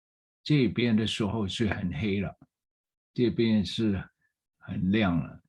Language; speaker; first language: Chinese; non-native, fluent; English